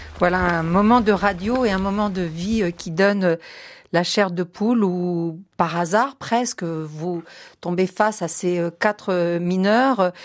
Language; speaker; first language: French; native; French